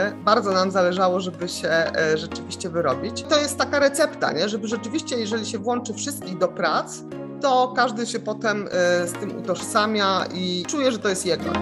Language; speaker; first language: Polish; native; Polish